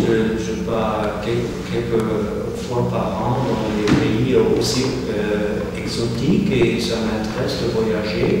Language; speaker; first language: French; non-native, fluent; German